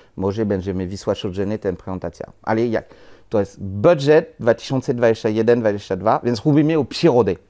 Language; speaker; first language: Polish; non-native, learner; French